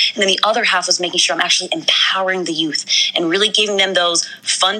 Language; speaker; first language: English; native; English